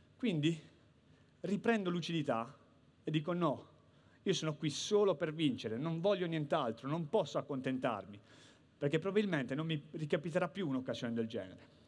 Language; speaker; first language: Italian; native; Italian